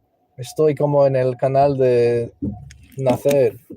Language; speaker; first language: Spanish; non-native, learner; English